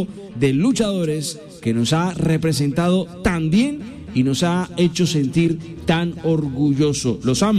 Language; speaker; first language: Spanish; native; Spanish